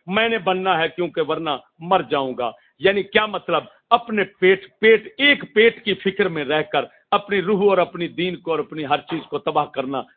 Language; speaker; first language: Urdu; non-native, local second language; Punjabi